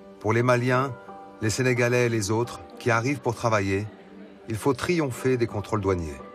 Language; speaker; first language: French; native; French